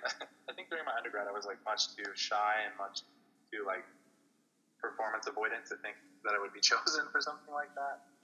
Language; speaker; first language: English; native; English